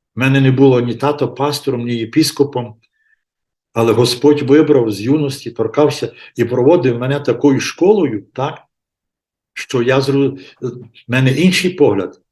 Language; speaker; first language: Ukrainian; native; Ukrainian